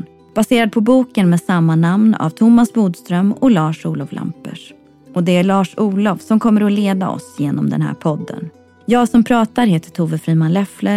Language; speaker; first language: Swedish; native; Swedish